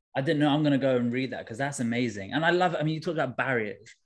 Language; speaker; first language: English; native; English